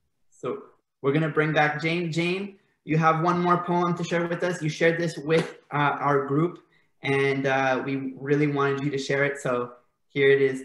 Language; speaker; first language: English; native; English